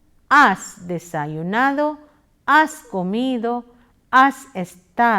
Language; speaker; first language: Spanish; non-native, fluent; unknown